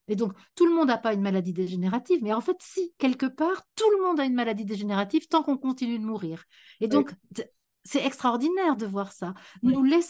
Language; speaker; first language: French; native; French